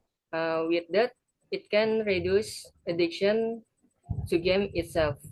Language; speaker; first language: English; non-native, learner; Indonesian